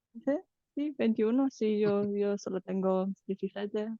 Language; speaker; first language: Spanish; non-native, fluent; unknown